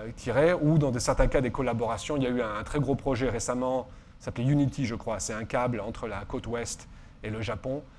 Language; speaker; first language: French; native; French